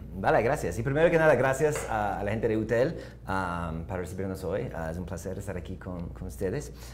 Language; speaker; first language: Spanish; non-native, fluent; English